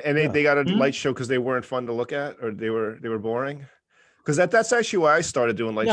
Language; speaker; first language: English; native; English